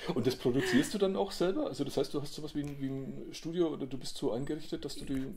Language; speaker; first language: German; native; German